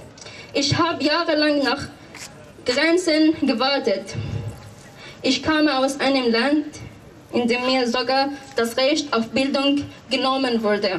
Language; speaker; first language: German; non-native, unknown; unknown